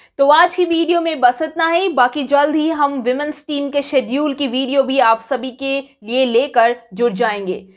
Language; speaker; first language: Hindi; native; Hindi